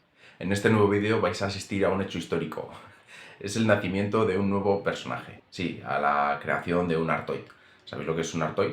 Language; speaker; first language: Spanish; native; Spanish